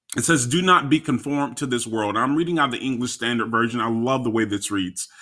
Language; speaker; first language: English; native; English